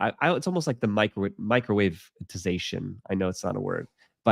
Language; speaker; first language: English; native; English